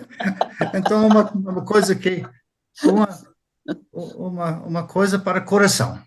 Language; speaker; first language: Portuguese; non-native, fluent; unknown